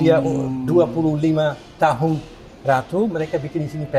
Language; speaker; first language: Indonesian; non-native, fluent; Dutch